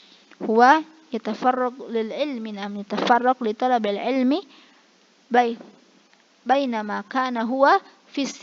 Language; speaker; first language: Arabic; non-native, fluent; Indonesian